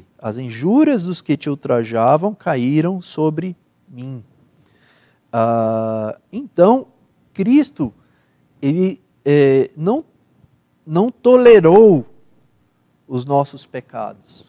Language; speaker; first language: Portuguese; native; Portuguese